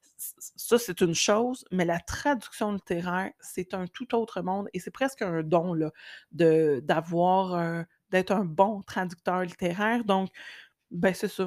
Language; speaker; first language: French; native; French